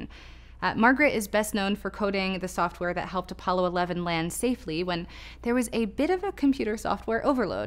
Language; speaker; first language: English; native; English